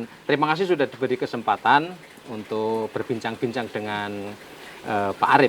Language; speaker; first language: Indonesian; native; Indonesian